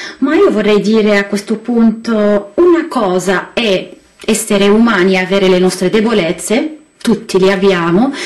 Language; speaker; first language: Italian; non-native, fluent; Arabic